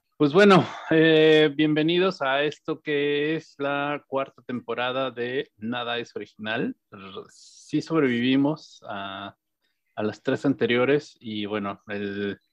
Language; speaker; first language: Spanish; native; Spanish